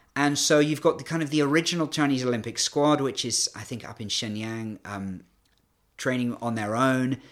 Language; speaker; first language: English; native; English